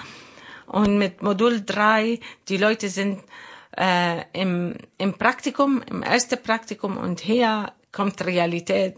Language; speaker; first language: German; non-native, learner; Arabic